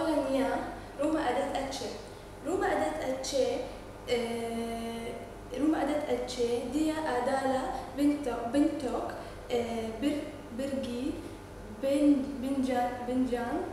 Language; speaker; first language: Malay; non-native, learner; Arabic